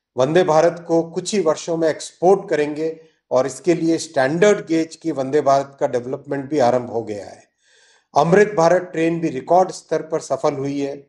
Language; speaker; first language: Hindi; native; Hindi